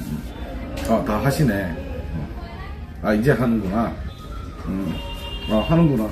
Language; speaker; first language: Korean; native; Korean